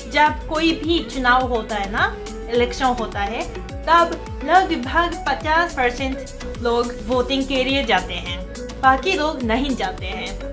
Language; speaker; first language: Hindi; non-native, fluent; Japanese